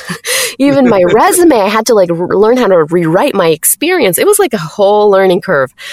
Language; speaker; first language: English; non-native, fluent; Spanish